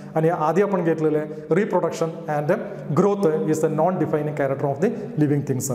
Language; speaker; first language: English; non-native, local second language; Marathi